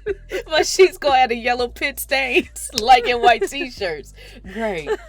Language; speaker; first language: English; native; English